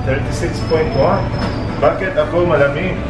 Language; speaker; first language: Filipino; non-native, learner; Arabic